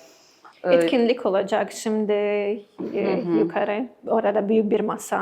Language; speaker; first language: Turkish; non-native, learner; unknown